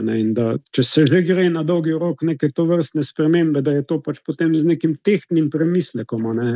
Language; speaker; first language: Slovenian; native; Slovenian